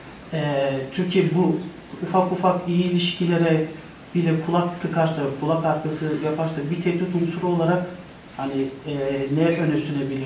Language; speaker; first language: Turkish; native; Turkish